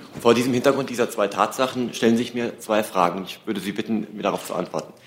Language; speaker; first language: German; native; German